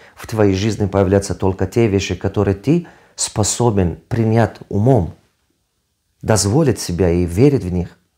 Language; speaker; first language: Russian; non-native, local second language; Tajik